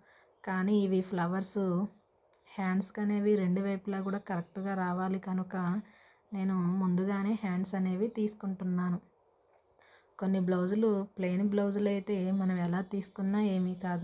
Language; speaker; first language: Telugu; native; Telugu